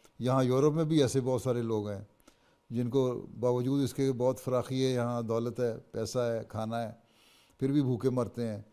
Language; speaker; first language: Urdu; native; Urdu